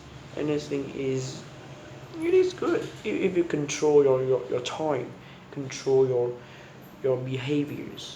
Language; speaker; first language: English; non-native, learner; Vietnamese